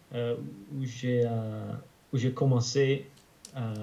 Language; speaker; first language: French; non-native, learner; Dutch